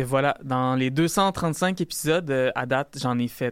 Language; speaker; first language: French; native; French